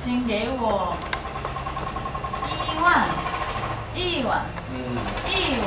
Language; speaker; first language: Chinese; non-native, learner; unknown